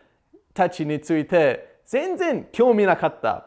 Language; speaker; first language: Japanese; non-native, learner; English